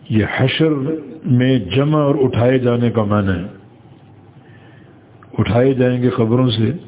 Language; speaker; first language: Urdu; native; Urdu